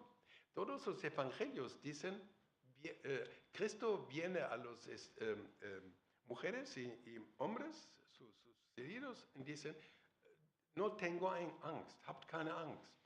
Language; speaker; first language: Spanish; non-native, fluent; German